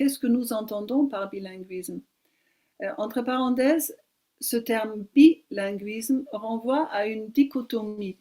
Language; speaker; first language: French; non-native, fluent; German